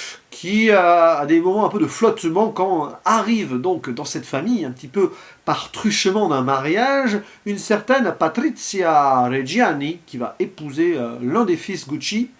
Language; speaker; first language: French; native; French